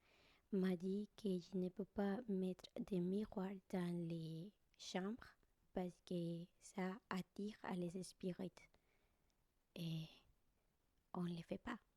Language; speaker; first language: French; non-native, learner; Spanish